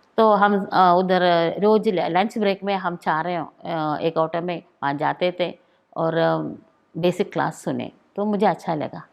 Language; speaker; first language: Hindi; non-native, local second language; Malayalam